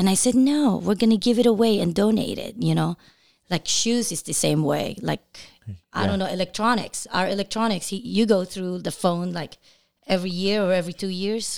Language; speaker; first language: English; non-native, local second language; Filipino